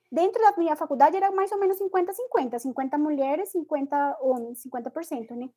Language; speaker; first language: Portuguese; non-native, fluent; Spanish